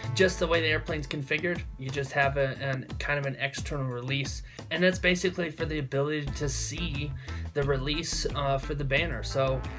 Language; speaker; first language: English; native; English